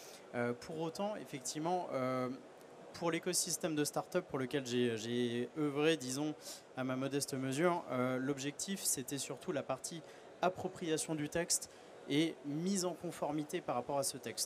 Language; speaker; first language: French; native; French